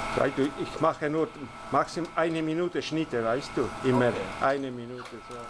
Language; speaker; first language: German; non-native, learner; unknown